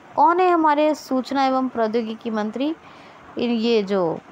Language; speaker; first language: Hindi; native; Hindi